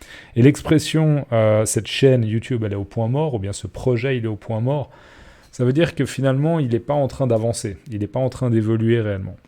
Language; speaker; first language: French; native; French